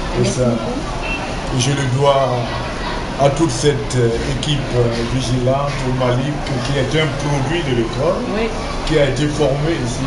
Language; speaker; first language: French; non-native, local second language; Wolof